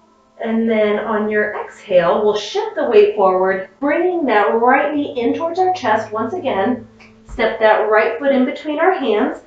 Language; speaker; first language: English; native; English